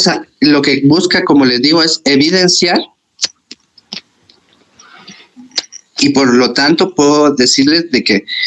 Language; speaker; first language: Spanish; native; Spanish